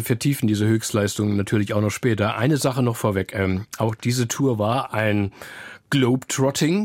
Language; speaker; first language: German; native; German